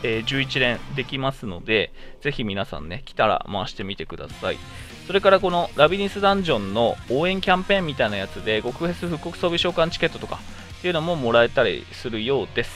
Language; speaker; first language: Japanese; native; Japanese